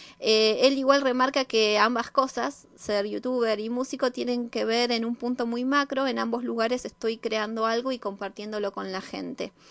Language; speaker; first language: Spanish; native; Spanish